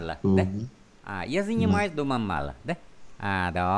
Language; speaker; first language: Russian; non-native, fluent; Vietnamese